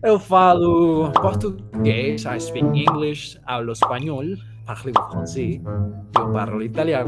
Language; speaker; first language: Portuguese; non-native, learner; Spanish